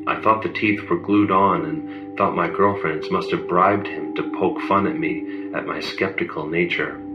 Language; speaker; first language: English; native; English